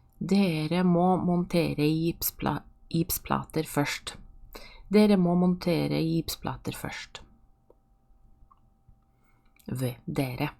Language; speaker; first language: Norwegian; non-native, fluent; Polish